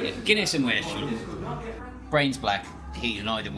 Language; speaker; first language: Welsh; native; Welsh